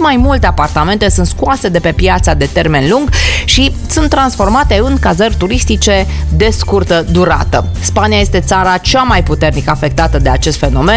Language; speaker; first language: Romanian; native; Romanian